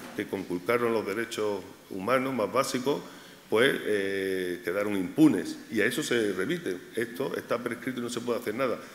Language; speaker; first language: Spanish; native; Spanish